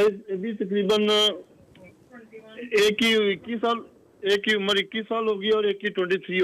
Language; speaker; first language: Hindi; native; Hindi